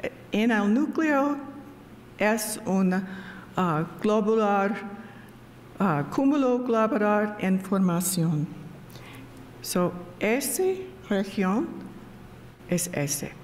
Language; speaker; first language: Spanish; non-native, learner; English